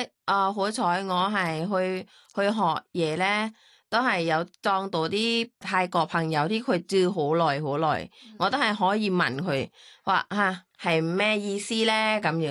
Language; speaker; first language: Cantonese; non-native, learner; Thai